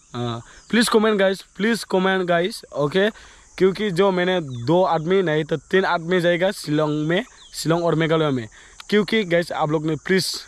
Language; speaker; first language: Hindi; non-native, local second language; Bodo